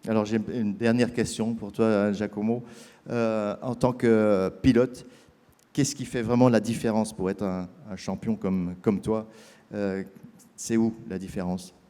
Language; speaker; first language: French; native; French